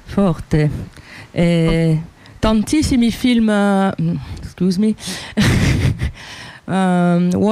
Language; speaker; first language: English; non-native, learner; Italian